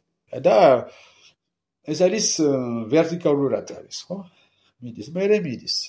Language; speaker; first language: Georgian; non-native, learner; French